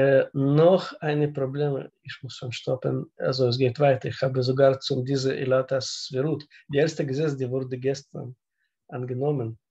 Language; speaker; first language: German; non-native, learner; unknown